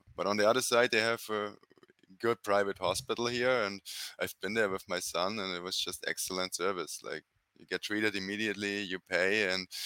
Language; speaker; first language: English; non-native, fluent; German